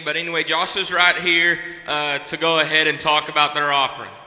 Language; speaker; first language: English; native; English